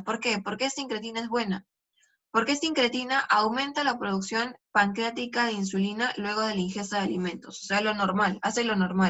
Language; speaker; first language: Spanish; native; Spanish